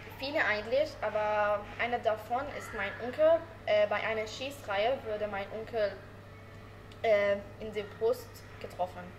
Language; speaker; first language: German; non-native, learner; Arabic